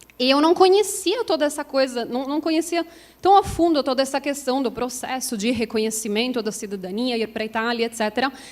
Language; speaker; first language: Portuguese; non-native, fluent; Italian